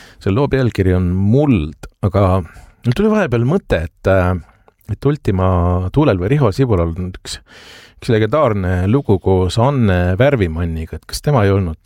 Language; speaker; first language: Estonian; native; Estonian